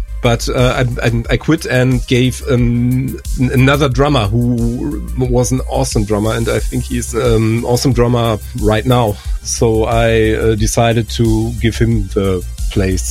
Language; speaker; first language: English; non-native, fluent; German